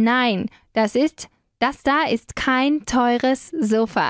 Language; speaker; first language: German; non-native, fluent; Spanish